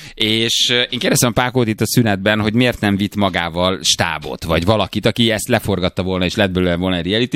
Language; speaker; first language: Hungarian; native; Hungarian